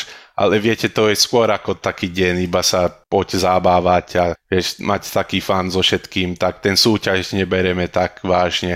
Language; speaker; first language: Slovak; early bilingual, heritage; Slovak